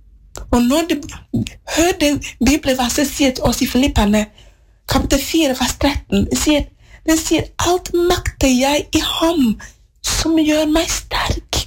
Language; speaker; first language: Norwegian; non-native, fluent; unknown